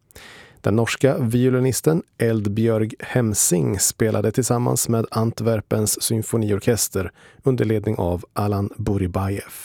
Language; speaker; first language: Swedish; native; Swedish